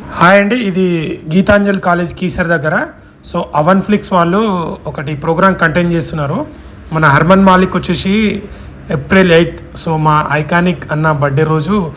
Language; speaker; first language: Telugu; native; Telugu